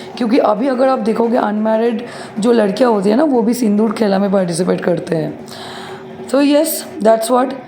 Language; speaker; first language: Hindi; non-native, local second language; Bangla